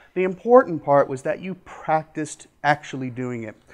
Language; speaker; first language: English; native; English